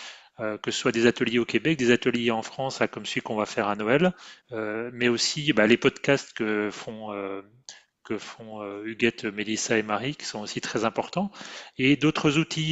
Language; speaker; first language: French; native; French